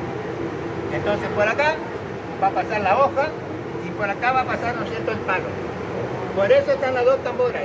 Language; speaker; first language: Spanish; native; Spanish